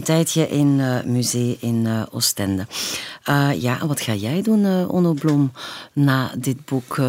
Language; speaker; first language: Dutch; native; Dutch